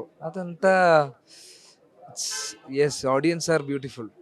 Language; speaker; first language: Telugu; non-native, learner; Malayalam